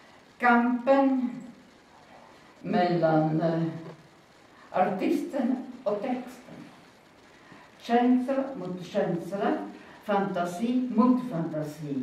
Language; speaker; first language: Swedish; non-native, fluent; Italian